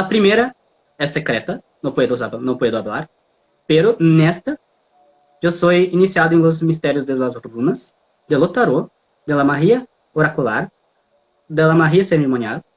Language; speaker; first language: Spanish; non-native, learner; Portuguese